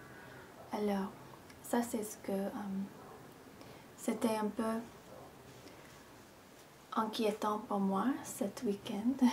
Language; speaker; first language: French; non-native, fluent; English